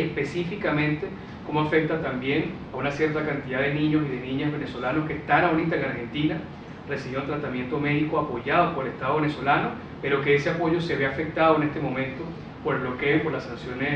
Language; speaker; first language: Spanish; native; Spanish